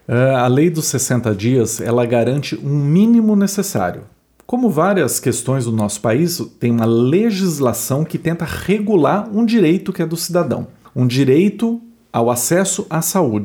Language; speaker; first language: Portuguese; native; Portuguese